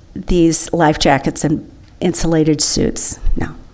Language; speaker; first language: English; native; English